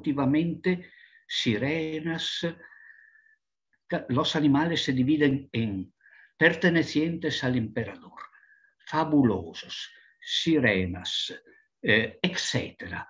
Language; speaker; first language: Spanish; non-native, fluent; Italian